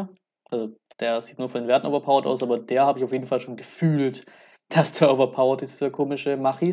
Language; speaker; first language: German; native; German